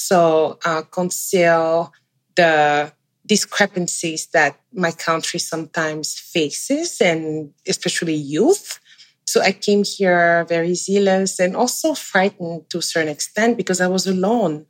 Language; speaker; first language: English; non-native, local second language; French